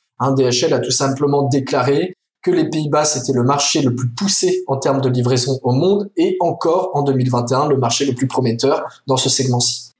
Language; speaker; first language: French; native; French